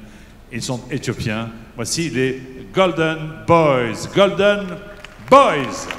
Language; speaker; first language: French; native; French